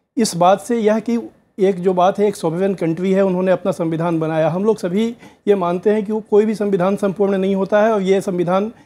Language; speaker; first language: Hindi; native; Hindi